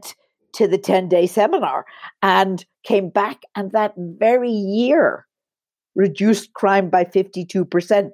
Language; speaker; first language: English; native; English